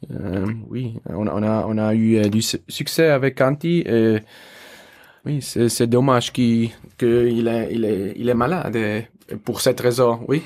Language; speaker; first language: French; non-native, local second language; German